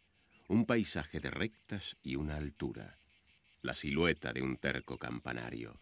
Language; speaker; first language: Spanish; native; Spanish